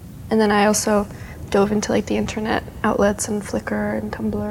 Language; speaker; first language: English; early bilingual, other home language; Spanish